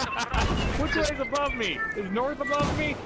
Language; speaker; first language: English; native; English